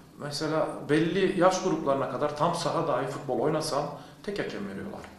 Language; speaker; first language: Turkish; native; Turkish